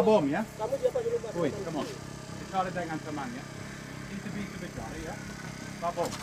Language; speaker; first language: Indonesian; non-native, learner; English